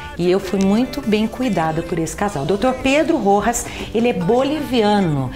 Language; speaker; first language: Portuguese; native; Portuguese